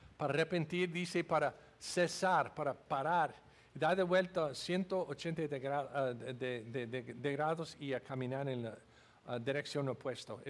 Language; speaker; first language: Spanish; non-native, learner; English